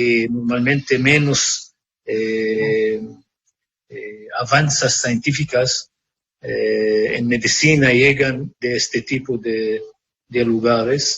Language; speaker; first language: Spanish; non-native, fluent; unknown